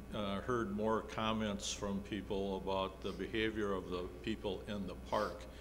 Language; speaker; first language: English; native; English